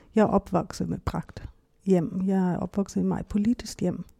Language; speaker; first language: Danish; non-native, fluent; German